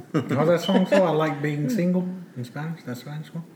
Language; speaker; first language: English; early bilingual, other home language; Spanish